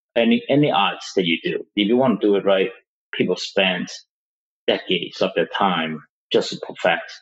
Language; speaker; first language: English; non-native, local second language; Cantonese